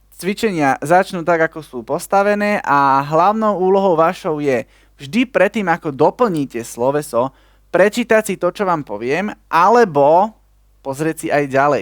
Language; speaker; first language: Slovak; native; Slovak